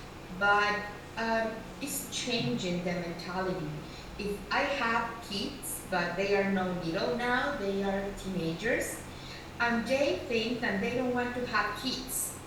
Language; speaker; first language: English; non-native, learner; Spanish